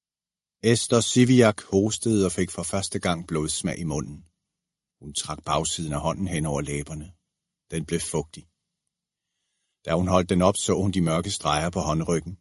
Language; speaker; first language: Danish; native; Danish